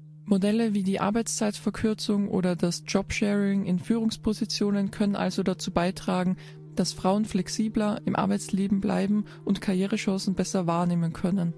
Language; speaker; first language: German; native; German